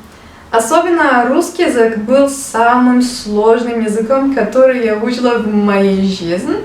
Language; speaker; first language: Russian; non-native, learner; Turkish